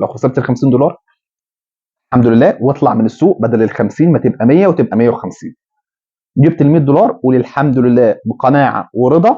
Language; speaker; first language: Arabic; native; Arabic